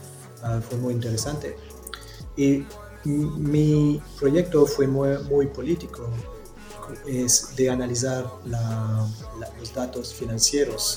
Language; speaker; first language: Spanish; non-native, learner; French